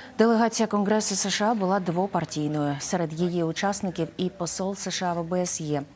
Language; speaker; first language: Ukrainian; native; Ukrainian